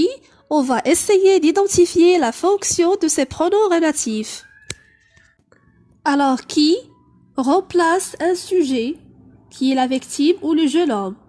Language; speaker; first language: French; non-native, local second language; Arabic